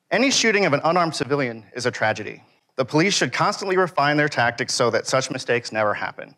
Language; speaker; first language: English; native; English